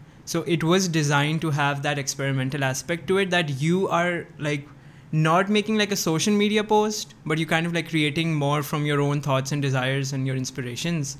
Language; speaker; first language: English; early bilingual, other home language; Urdu